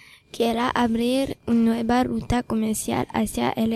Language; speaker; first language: Spanish; non-native, learner; French